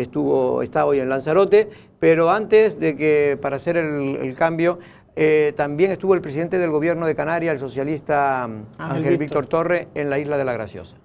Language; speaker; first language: Spanish; native; Spanish